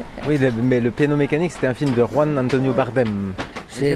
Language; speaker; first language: French; native; French